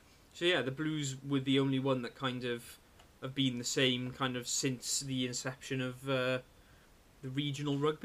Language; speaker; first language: English; native; English